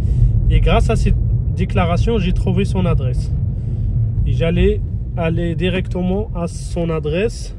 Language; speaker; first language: French; non-native, fluent; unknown